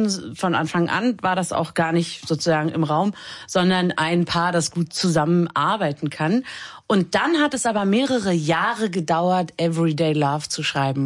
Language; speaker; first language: German; native; German